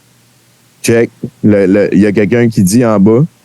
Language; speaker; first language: French; native; French